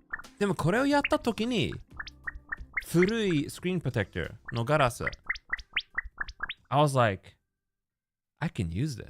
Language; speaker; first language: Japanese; non-native, learner; English